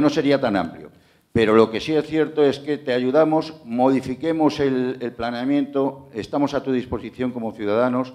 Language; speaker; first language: Spanish; native; Spanish